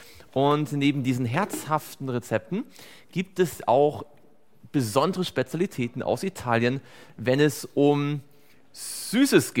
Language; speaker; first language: German; native; German